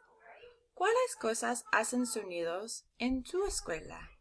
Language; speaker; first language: Spanish; non-native, learner; English